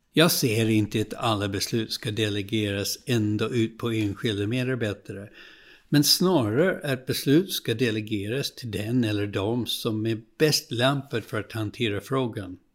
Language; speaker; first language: Swedish; non-native, fluent; English